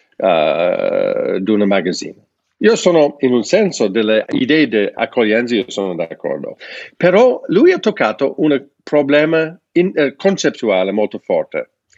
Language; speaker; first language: Italian; non-native, fluent; English